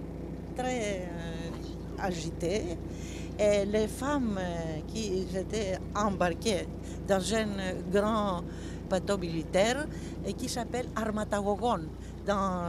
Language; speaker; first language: French; non-native, fluent; Greek